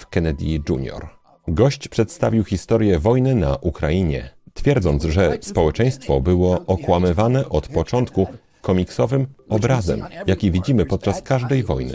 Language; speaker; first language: Polish; native; Polish